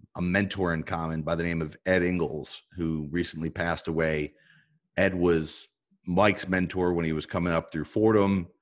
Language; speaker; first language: English; native; English